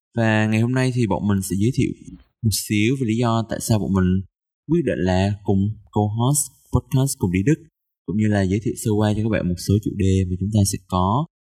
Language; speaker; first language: Vietnamese; native; Vietnamese